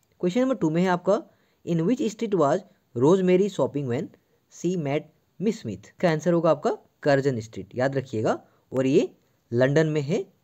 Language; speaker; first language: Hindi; non-native, local second language; Assamese